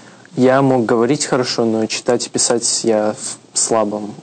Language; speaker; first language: Russian; early bilingual, heritage; Russian